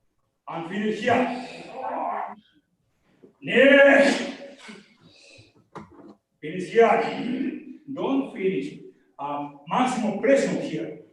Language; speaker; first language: English; non-native, learner; Spanish